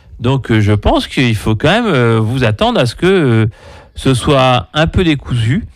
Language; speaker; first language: French; native; French